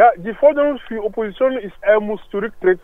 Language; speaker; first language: German; non-native, learner; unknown